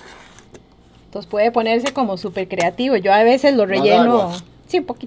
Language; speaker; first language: Spanish; native; Spanish